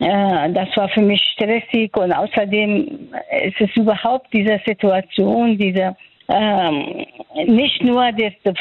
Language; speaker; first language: German; non-native, fluent; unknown